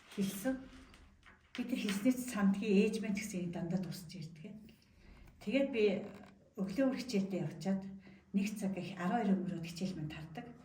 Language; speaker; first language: Mongolian; native; Mongolian